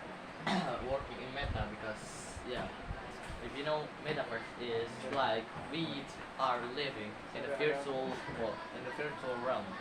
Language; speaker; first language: English; non-native, learner; Indonesian